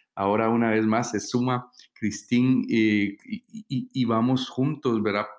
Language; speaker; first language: Spanish; native; Spanish